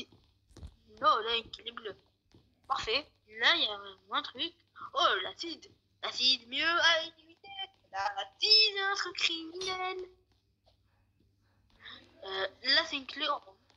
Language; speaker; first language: French; native; French